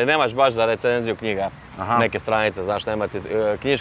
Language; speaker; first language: Serbian; native; Serbian